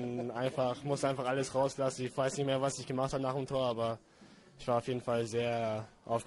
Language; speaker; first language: German; early bilingual, heritage; English